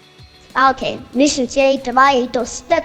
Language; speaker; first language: Bulgarian; non-native, learner; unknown